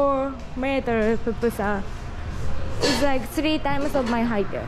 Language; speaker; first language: English; non-native, fluent; Japanese